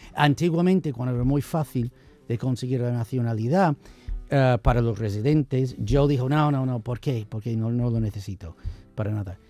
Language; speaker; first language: Spanish; non-native, fluent; English